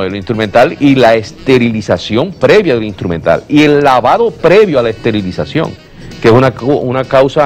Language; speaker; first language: Spanish; native; Spanish